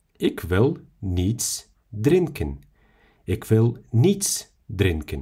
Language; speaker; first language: Dutch; non-native, fluent; Russian